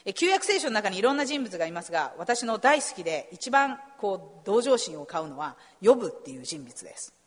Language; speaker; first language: Japanese; native; Japanese